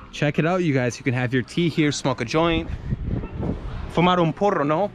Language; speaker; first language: English; native; English